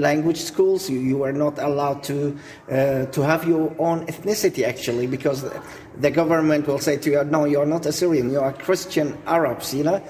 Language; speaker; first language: English; non-native, fluent; Assyrian Neo-Aramaic